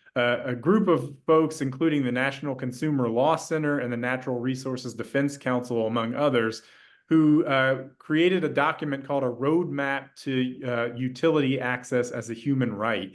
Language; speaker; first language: English; native; English